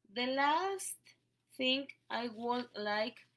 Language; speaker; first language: English; non-native, learner; Spanish